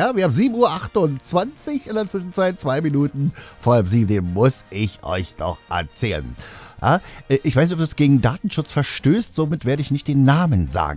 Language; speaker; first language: German; native; German